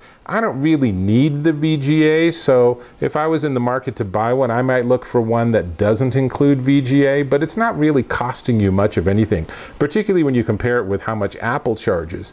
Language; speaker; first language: English; native; English